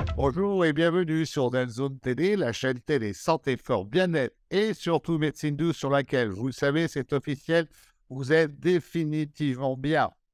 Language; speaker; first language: French; native; French